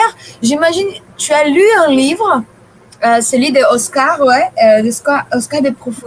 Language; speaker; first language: French; non-native, fluent; Portuguese